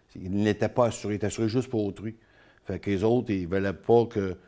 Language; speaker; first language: French; native; French